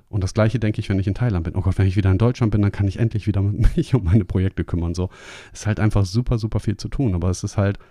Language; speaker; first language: German; native; German